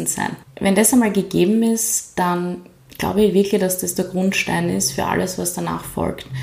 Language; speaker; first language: German; native; German